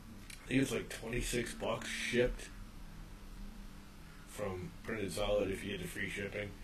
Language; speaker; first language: English; native; English